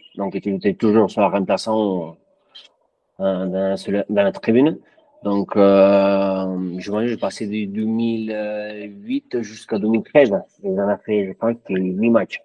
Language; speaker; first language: French; non-native, fluent; Spanish